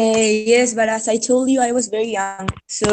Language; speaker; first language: English; non-native, learner; Spanish